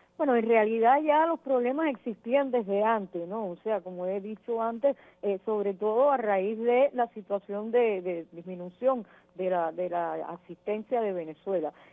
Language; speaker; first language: Spanish; native; Spanish